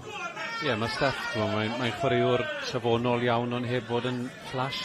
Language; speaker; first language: Welsh; native; Welsh